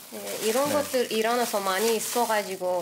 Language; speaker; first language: Korean; non-native, learner; Persian